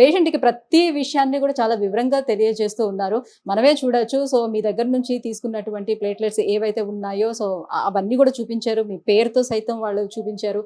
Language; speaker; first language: Telugu; native; Telugu